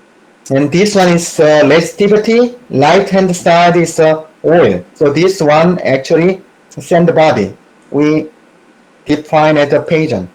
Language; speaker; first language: English; non-native, fluent; Korean